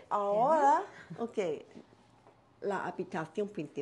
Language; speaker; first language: Spanish; non-native, learner; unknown